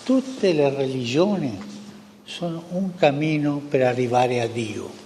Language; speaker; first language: Italian; non-native, fluent; Spanish